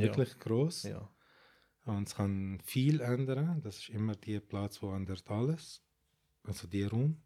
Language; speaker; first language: German; non-native, fluent; Arabic